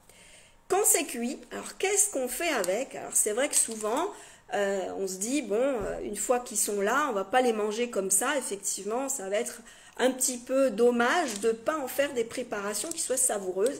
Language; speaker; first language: French; native; French